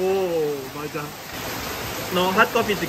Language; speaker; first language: Korean; non-native, fluent; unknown